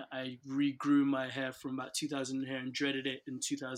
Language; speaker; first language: English; non-native, local second language; Yoruba